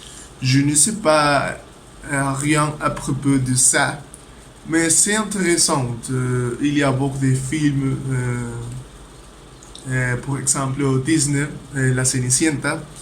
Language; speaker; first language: French; non-native, learner; Spanish